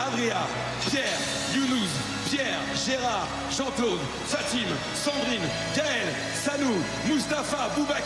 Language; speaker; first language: French; native; French